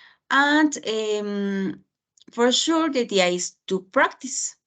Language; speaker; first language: English; non-native, fluent; Spanish